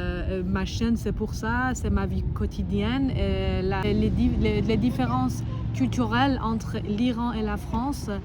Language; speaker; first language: French; non-native, fluent; Persian